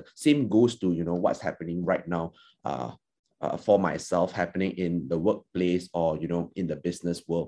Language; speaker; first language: English; non-native, local second language; Chinese